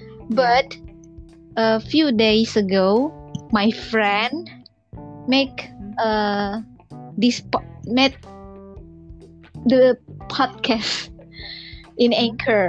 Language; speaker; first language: English; non-native, learner; Indonesian